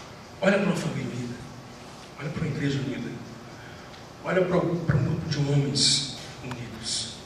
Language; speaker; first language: Portuguese; native; Portuguese